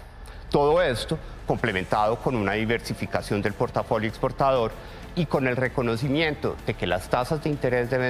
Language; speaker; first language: Spanish; native; Spanish